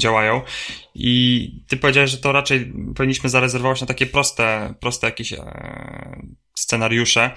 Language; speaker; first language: Polish; native; Polish